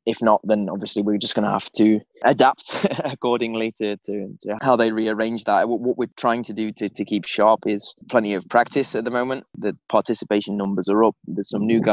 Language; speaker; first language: English; native; English